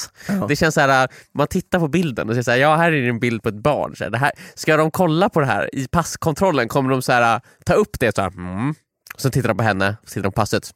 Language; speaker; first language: Swedish; native; Swedish